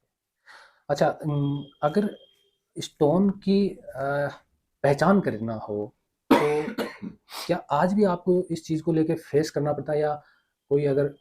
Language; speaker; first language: Hindi; native; Hindi